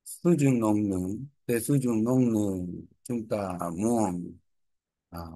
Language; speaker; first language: Vietnamese; non-native, learner; Korean